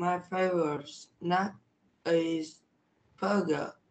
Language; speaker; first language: English; non-native, learner; Vietnamese